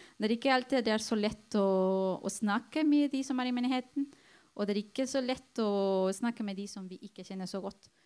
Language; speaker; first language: Norwegian; non-native, fluent; Spanish